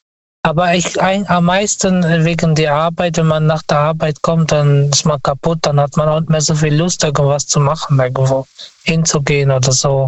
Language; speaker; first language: German; non-native, fluent; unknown